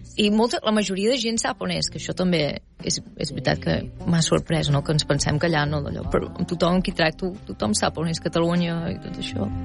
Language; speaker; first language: Catalan; native; Catalan